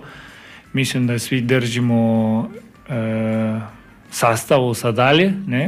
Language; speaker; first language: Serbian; non-native, learner; Spanish